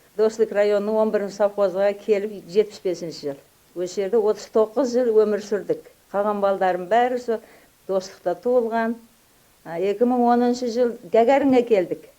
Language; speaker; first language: Uzbek; non-native, local second language; Kazakh